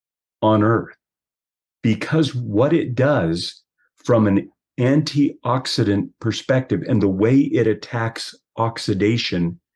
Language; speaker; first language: English; native; English